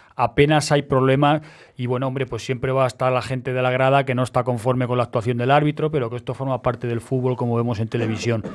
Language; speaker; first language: Spanish; native; Spanish